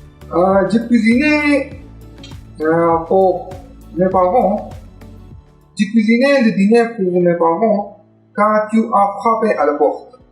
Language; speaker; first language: French; non-native, learner; English